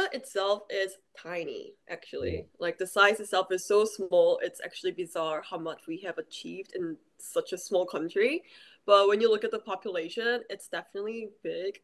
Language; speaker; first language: English; early bilingual, other home language; Korean